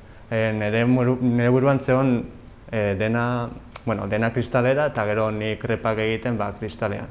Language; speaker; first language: Basque; non-native, local second language; Spanish